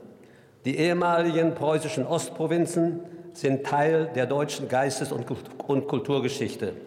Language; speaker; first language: German; native; German